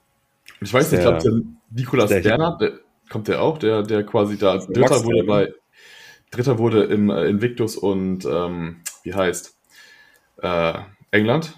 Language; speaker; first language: German; native; German